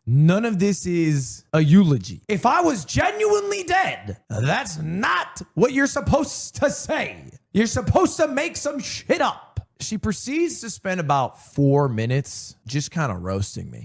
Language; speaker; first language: English; native; English